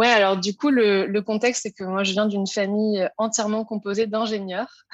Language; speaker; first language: French; native; French